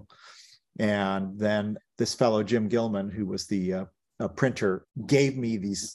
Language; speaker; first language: English; native; English